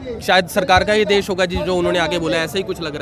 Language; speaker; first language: Hindi; native; Hindi